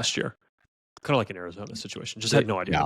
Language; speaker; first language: English; native; English